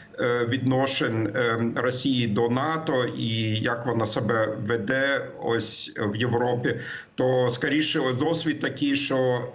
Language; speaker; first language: Ukrainian; non-native, fluent; German